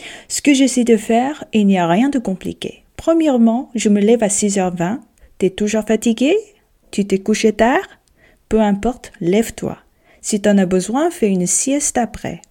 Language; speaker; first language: French; non-native, fluent; Korean